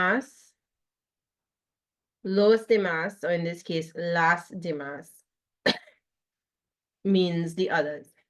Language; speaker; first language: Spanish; non-native, fluent; English